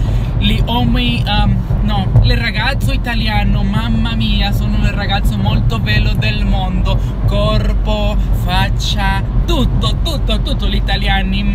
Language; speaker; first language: Italian; non-native, learner; Spanish